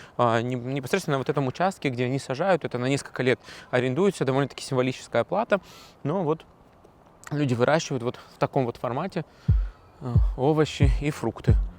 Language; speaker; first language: Russian; non-native, local second language; Abkhazian